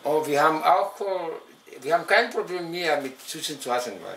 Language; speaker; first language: German; non-native, local second language; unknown